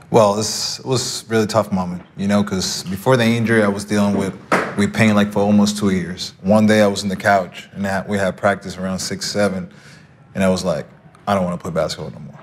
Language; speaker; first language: English; non-native, fluent; Spanish